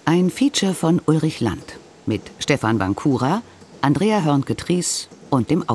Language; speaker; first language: German; native; German